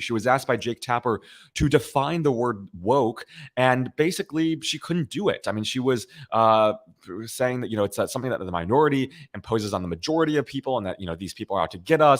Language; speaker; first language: English; native; English